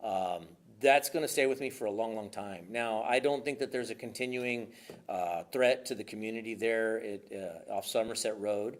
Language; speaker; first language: English; native; English